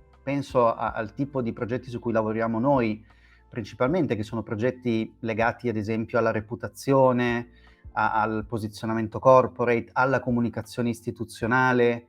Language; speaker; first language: Italian; native; Italian